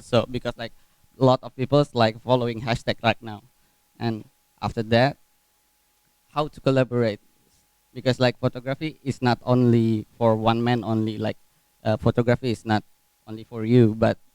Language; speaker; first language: English; non-native, fluent; Indonesian